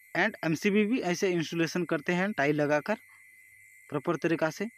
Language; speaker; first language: Hindi; non-native, local second language; Odia